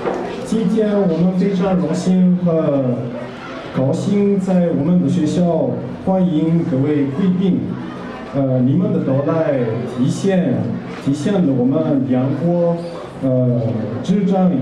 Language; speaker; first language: Chinese; non-native, fluent; Malagasy